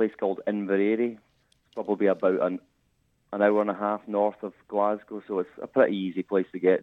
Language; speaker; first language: English; native; English